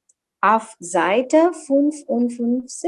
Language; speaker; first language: German; non-native, learner; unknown